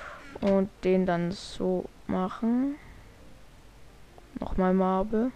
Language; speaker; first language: German; native; German